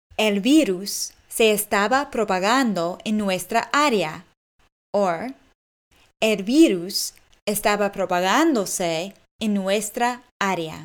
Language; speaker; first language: Spanish; non-native, fluent; English